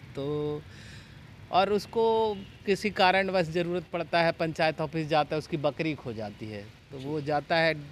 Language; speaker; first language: Hindi; native; Hindi